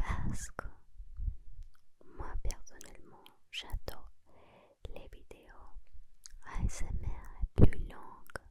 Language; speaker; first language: French; non-native, learner; Spanish